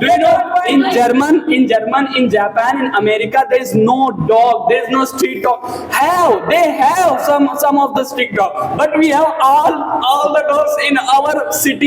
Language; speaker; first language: English; non-native, learner; Hindi